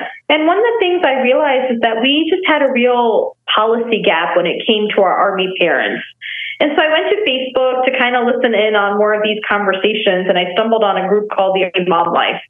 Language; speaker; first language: English; non-native, local second language; Nepali